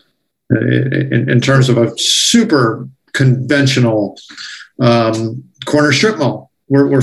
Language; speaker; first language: English; native; English